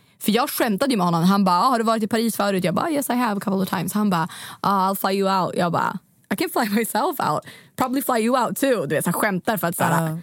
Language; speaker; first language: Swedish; native; Swedish